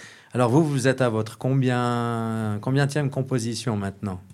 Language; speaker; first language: French; native; French